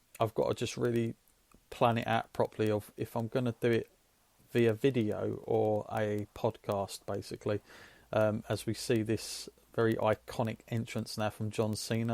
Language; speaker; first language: English; native; English